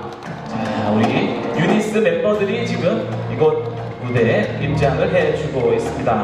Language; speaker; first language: Korean; native; Korean